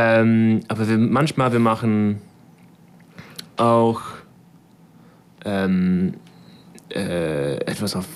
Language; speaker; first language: German; non-native, fluent; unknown